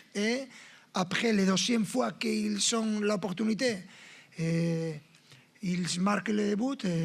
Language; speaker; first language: French; non-native, fluent; Spanish